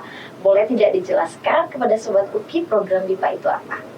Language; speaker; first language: Indonesian; native; Indonesian